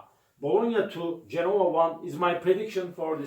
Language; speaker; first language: English; non-native, learner; Turkish